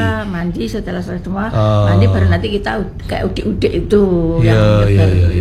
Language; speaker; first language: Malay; non-native, local second language; Javanese